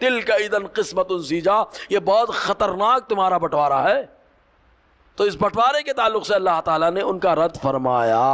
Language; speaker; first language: Urdu; native; Urdu